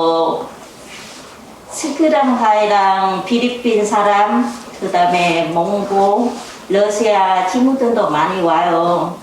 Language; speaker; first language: Korean; non-native, learner; Vietnamese